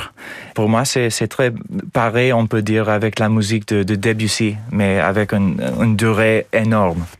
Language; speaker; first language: French; non-native, learner; English